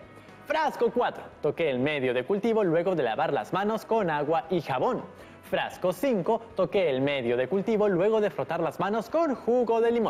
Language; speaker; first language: Spanish; native; Spanish